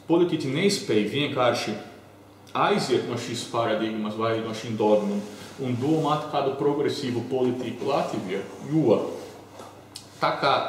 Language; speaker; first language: Latvian; early bilingual, heritage; Latvian